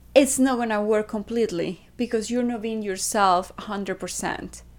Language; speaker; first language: English; non-native, fluent; Spanish